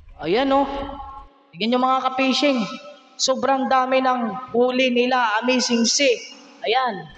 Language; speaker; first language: Filipino; non-native, local second language; Cebuano